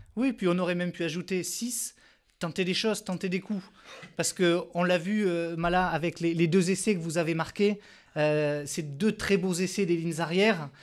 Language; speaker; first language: French; native; French